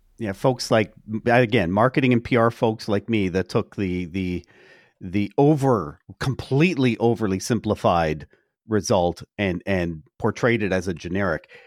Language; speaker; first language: English; native; English